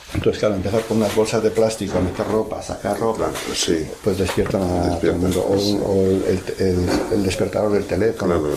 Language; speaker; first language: Spanish; native; Spanish